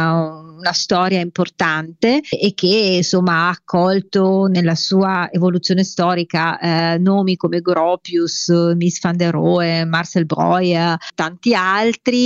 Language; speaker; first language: Italian; native; Italian